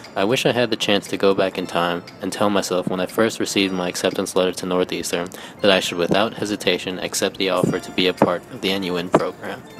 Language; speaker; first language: English; native; English